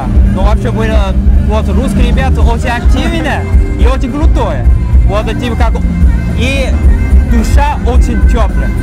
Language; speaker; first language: Russian; non-native, learner; Chinese